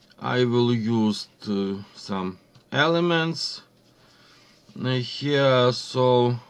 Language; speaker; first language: English; non-native, learner; Ukrainian